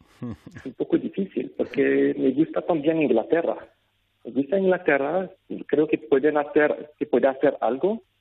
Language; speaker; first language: Spanish; non-native, learner; Arabic